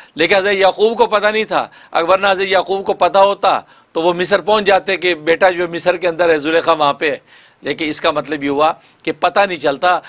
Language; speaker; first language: Urdu; native; Urdu